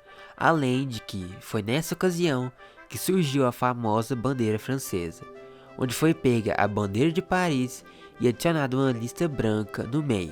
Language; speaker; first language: Portuguese; native; Portuguese